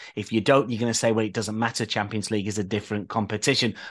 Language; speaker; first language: English; native; English